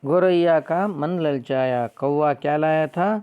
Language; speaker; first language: Hindi; non-native, local second language; Kannada